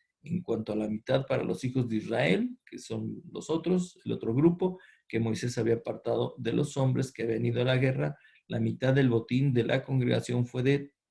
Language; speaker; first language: Spanish; native; Spanish